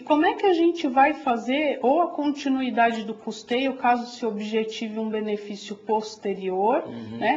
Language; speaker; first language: Portuguese; native; Portuguese